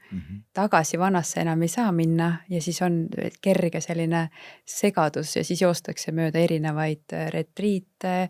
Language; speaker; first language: Estonian; native; Estonian